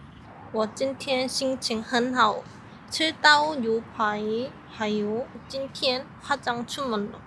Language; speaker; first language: Chinese; non-native, learner; Korean